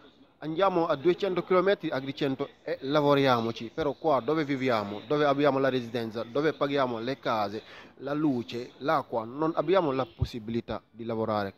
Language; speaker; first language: Italian; non-native, fluent; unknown